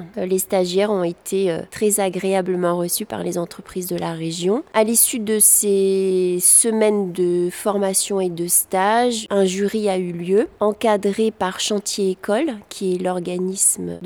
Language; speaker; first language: French; native; French